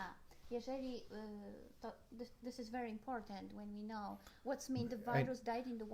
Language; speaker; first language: English; non-native, learner; Polish